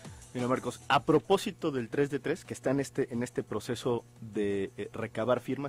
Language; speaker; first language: Spanish; native; Spanish